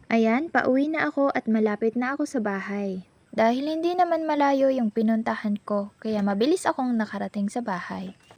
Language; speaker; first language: Filipino; non-native, local second language; Maranao